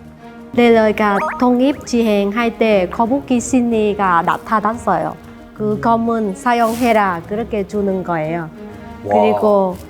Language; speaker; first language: Korean; non-native, learner; Vietnamese